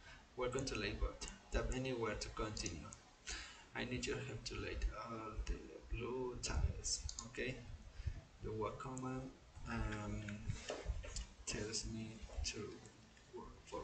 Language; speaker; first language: English; non-native, learner; Spanish